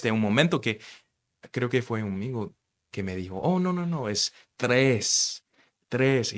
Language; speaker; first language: Spanish; non-native, fluent; English